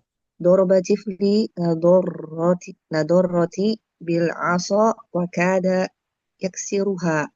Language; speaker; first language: Arabic; non-native, learner; Indonesian